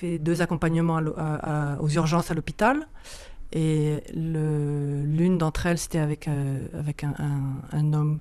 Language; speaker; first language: French; native; French